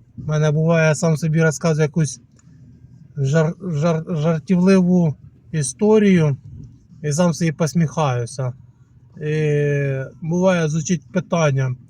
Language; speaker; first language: Ukrainian; non-native, local second language; Russian